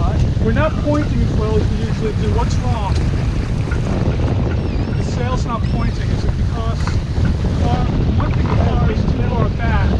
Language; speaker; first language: English; native; English